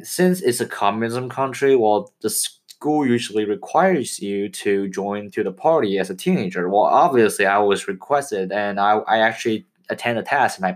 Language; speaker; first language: English; non-native, fluent; Chinese